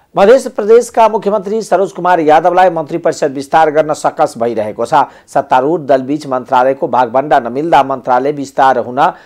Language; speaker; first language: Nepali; non-native, local second language; Maithili